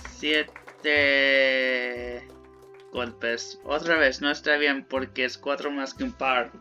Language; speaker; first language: Spanish; non-native, learner; English